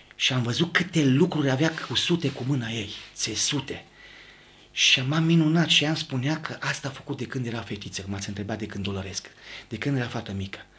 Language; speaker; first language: Romanian; native; Romanian